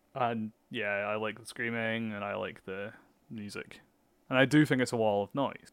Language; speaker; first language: English; native; English